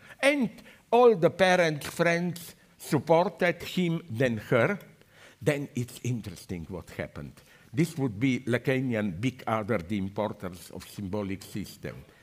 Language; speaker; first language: English; non-native, fluent; Slovenian